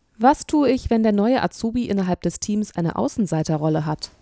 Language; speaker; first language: German; native; German